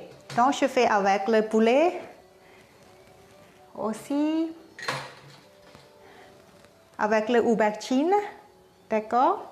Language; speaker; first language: French; non-native, learner; Thai